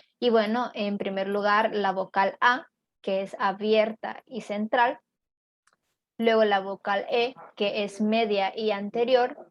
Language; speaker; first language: Spanish; native; Spanish